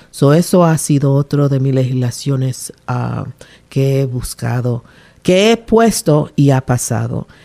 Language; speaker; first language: Spanish; native; Spanish